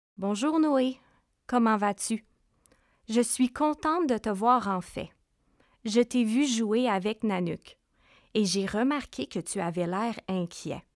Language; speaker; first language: French; native; French